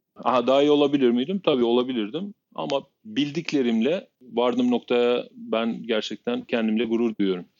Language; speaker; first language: Turkish; non-native, fluent; Albanian